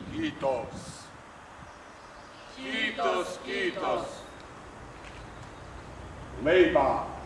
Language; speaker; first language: Finnish; non-native, learner; Serbian